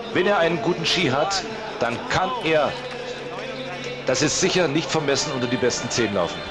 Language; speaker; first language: German; native; German